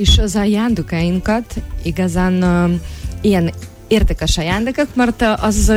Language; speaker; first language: Hungarian; non-native, fluent; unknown